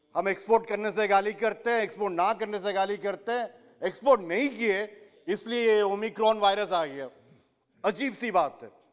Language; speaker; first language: Hindi; non-native, local second language; Odia